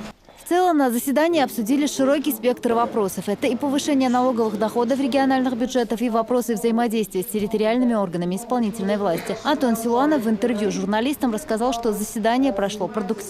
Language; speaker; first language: Russian; native; Russian